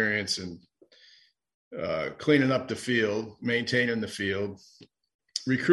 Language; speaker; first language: English; native; English